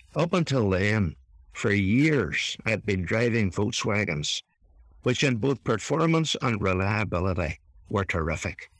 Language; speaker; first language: English; native; English